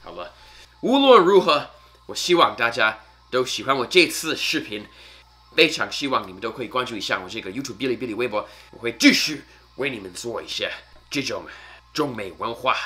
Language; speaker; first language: Chinese; non-native, fluent; English